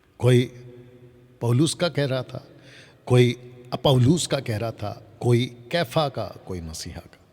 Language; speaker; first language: Hindi; non-native, local second language; Telugu